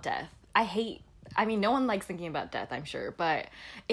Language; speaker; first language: English; native; English